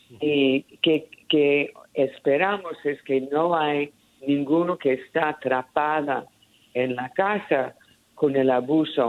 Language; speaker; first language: Spanish; early bilingual, heritage; Spanish